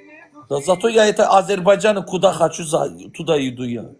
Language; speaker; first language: Russian; non-native, learner; Azerbaijani